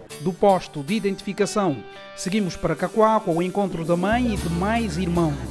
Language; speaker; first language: Portuguese; native; Portuguese